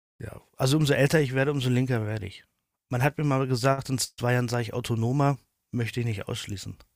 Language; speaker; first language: German; native; German